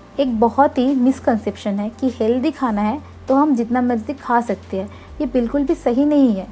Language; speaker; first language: Hindi; non-native, local second language; Bangla